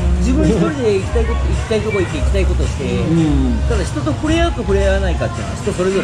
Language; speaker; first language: Japanese; native; Japanese